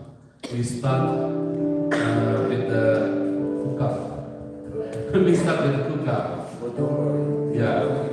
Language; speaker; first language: English; non-native, learner; Indonesian